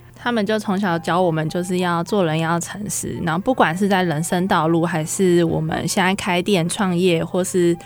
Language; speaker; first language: Chinese; native; Chinese